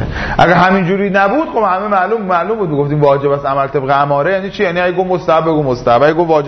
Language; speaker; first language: Persian; native; Persian